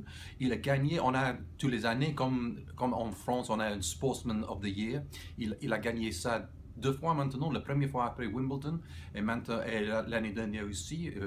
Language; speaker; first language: French; non-native, fluent; English